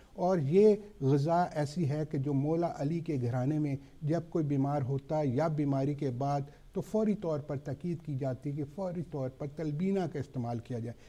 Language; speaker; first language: Urdu; native; Urdu